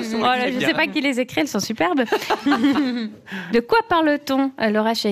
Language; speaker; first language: French; native; French